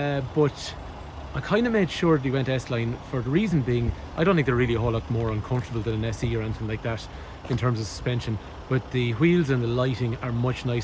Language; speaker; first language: English; native; English